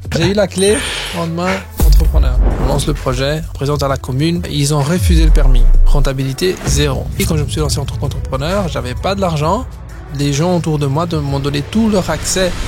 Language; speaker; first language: French; early bilingual, other home language; Portuguese